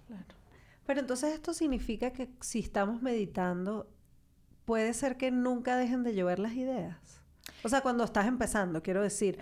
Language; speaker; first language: Spanish; native; Spanish